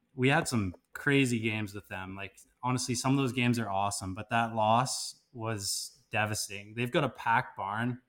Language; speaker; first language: English; native; English